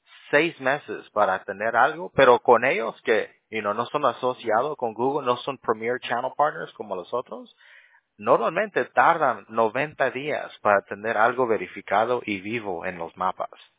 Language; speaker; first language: Spanish; early bilingual, heritage; Spanish